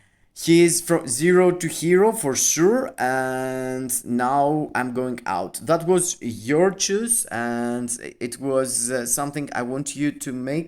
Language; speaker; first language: English; non-native, fluent; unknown